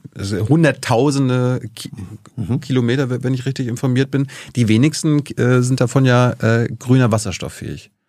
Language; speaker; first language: German; native; German